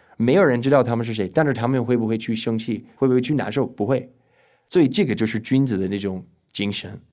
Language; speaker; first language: Chinese; non-native, fluent; English